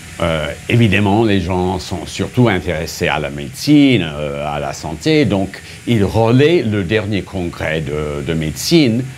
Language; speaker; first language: French; non-native, fluent; English